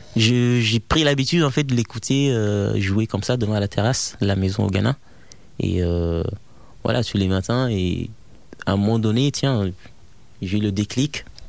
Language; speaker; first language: French; non-native, fluent; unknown